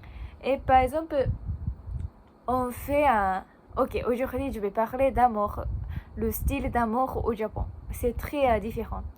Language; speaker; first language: French; non-native, learner; Japanese